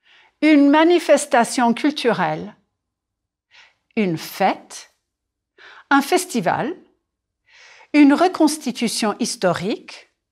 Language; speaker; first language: French; non-native, fluent; English